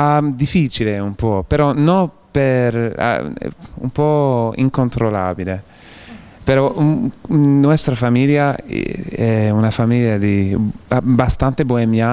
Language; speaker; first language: Italian; non-native, learner; English